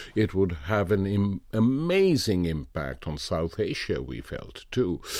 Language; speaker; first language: English; non-native, local second language; Punjabi